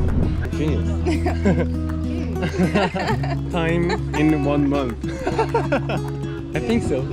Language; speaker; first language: English; non-native, learner; Korean